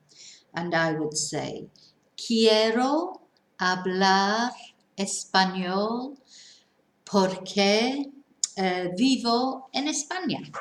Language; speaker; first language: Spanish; non-native, fluent; English